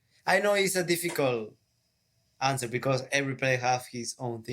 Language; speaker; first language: English; non-native, learner; Spanish